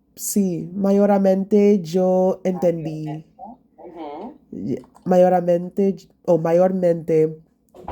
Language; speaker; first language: Spanish; non-native, learner; English